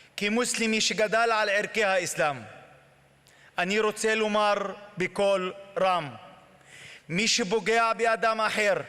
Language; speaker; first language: Hebrew; non-native, local second language; Arabic